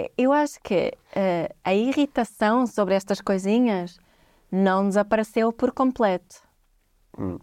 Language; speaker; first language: Portuguese; non-native, fluent; Swedish